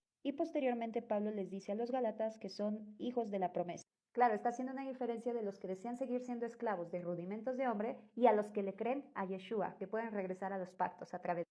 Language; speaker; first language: Spanish; native; Spanish